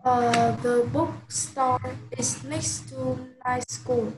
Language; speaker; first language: English; non-native, learner; Vietnamese